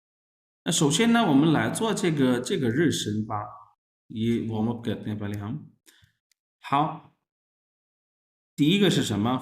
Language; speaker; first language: Chinese; non-native, fluent; Urdu